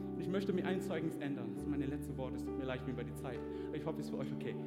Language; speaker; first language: German; non-native, fluent; French